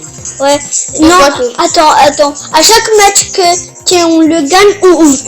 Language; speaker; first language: French; early bilingual, other home language; Romanian